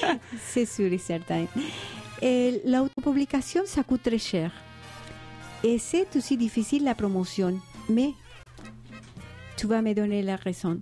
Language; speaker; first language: French; non-native, fluent; Spanish